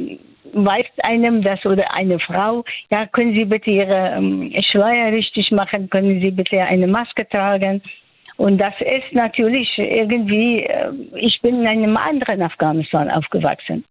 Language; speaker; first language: German; non-native, fluent; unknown